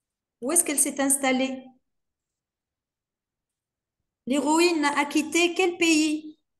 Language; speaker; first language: French; non-native, local second language; Arabic